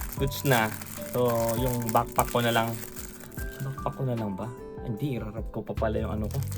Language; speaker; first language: Filipino; native; Filipino